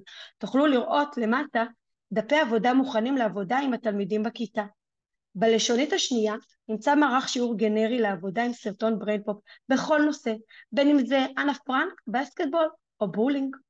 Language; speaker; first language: Hebrew; native; Hebrew